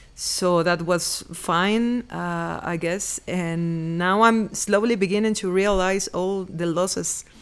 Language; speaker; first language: English; non-native, fluent; Spanish